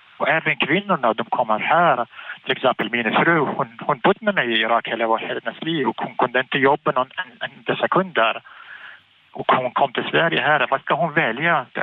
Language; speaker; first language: Swedish; non-native, fluent; Arabic